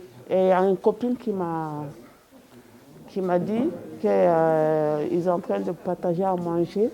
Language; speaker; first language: French; non-native, fluent; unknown